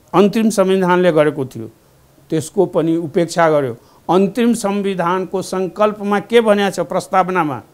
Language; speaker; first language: Nepali; non-native, local second language; Maithili